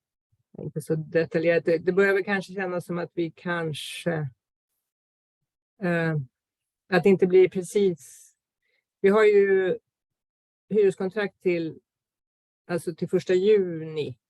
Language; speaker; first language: Swedish; native; Swedish